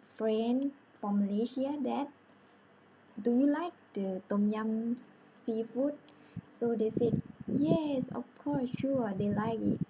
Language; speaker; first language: English; non-native, learner; Thai